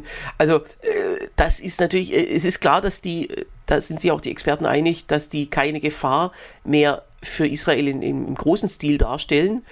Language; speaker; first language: German; native; German